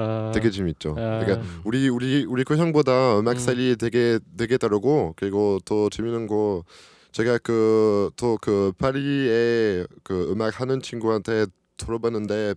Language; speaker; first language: Korean; non-native, learner; French